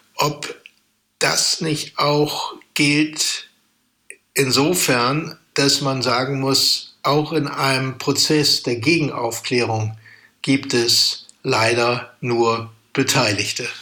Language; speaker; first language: German; native; German